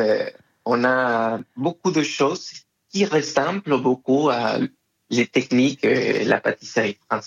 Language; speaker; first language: French; non-native, fluent; Spanish